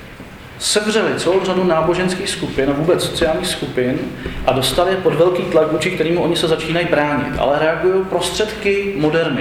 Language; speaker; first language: Czech; native; Czech